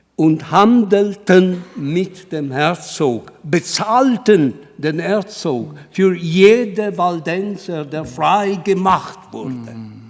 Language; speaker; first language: German; non-native, fluent; Italian